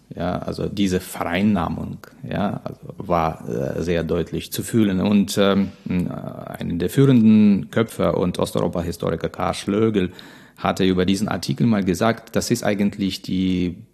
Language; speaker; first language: German; non-native, fluent; Ukrainian